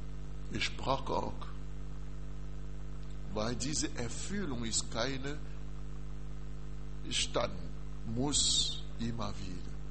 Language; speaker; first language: German; non-native, learner; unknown